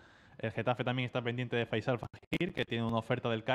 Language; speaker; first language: Spanish; native; Spanish